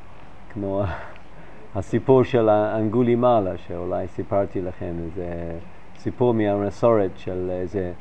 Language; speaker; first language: Hebrew; non-native, fluent; English